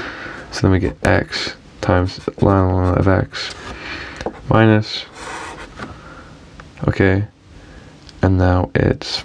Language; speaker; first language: English; native; English